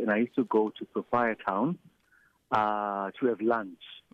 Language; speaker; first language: English; non-native, local second language; Xhosa